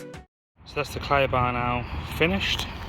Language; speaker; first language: English; native; English